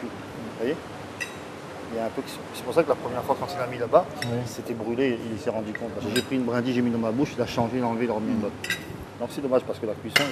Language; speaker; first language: French; native; French